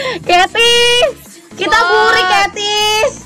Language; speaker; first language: Indonesian; native; Indonesian